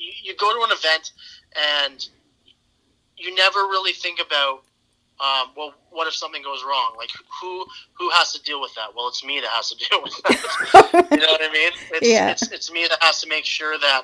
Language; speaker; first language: English; native; English